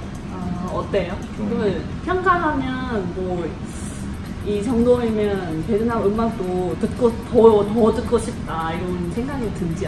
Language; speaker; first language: Korean; non-native, fluent; Vietnamese